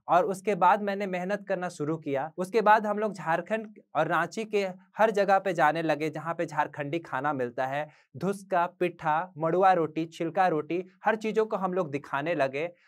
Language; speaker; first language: Hindi; native; Hindi